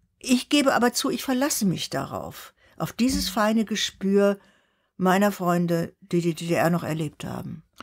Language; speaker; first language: German; native; German